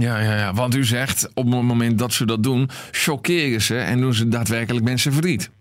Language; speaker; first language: Dutch; native; Dutch